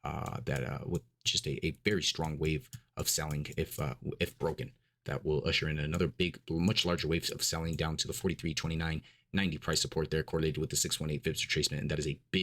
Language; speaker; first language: English; native; English